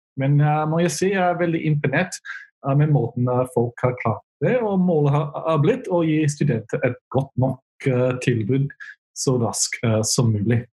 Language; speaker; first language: Norwegian; non-native, fluent; English